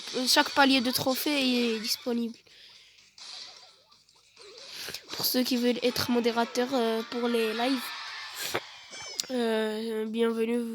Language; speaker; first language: French; native; French